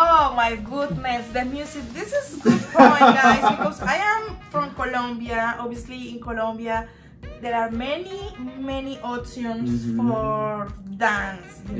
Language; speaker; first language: English; non-native, learner; Spanish